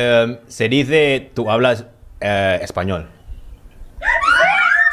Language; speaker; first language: Spanish; non-native, learner; Indonesian